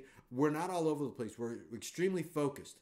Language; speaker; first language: English; native; English